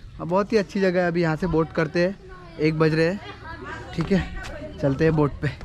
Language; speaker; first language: Hindi; native; Hindi